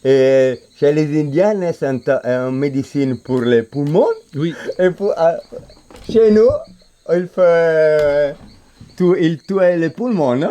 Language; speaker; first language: French; non-native, fluent; Spanish